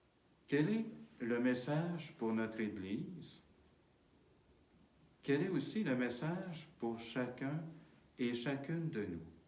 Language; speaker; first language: French; native; French